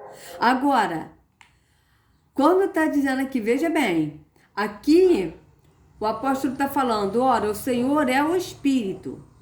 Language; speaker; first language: Portuguese; native; Portuguese